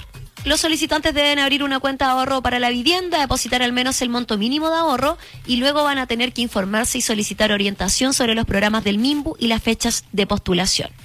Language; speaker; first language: Spanish; native; Spanish